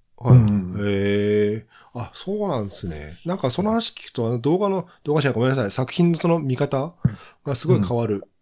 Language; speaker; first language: Japanese; native; Japanese